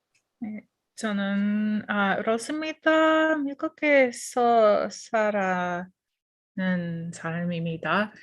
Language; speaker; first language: Korean; non-native, learner; English